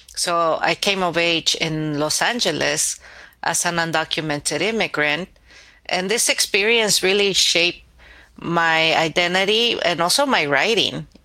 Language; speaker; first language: English; early bilingual, other home language; Spanish